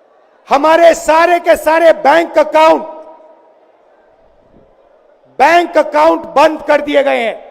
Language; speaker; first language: Hindi; native; Hindi